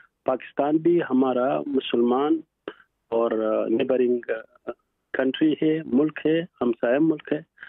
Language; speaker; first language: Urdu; non-native, fluent; Pashto